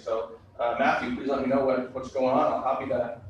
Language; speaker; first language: English; native; English